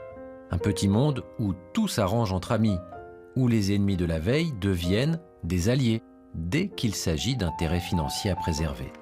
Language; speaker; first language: French; native; French